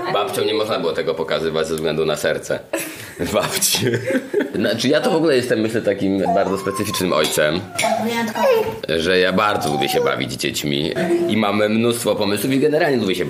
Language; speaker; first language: Polish; native; Polish